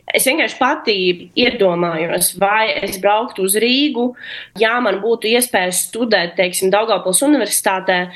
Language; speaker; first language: Latvian; non-native, local second language; Russian